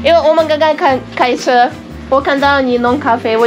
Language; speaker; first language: Chinese; non-native, fluent; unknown